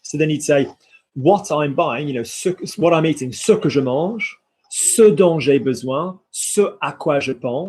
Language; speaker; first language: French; non-native, fluent; English